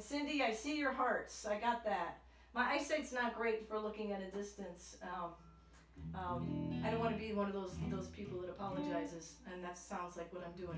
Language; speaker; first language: English; native; English